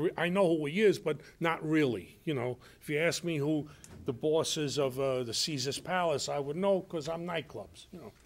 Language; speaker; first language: English; native; English